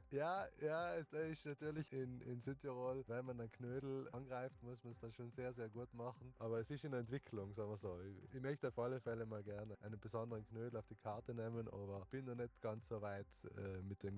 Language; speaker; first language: German; native; German